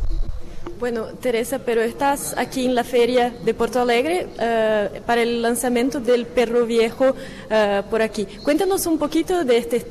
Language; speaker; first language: Spanish; non-native, fluent; Portuguese